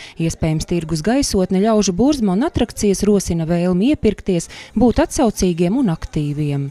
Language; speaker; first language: Latvian; native; Latvian